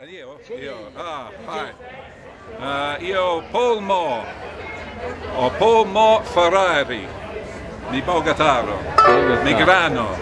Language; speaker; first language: Italian; non-native, learner; English